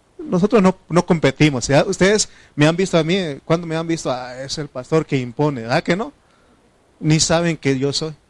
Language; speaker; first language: Spanish; non-native, local second language; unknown